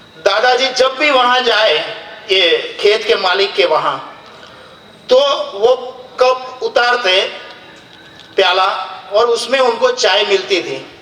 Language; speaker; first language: Hindi; non-native, local second language; Gujarati